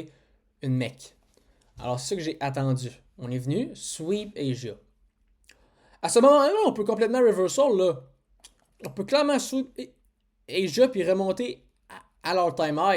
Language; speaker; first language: French; native; French